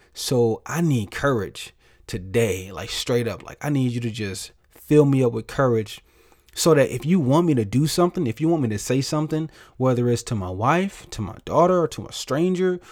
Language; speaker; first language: English; native; English